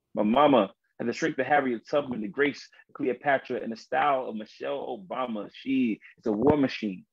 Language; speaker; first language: English; native; English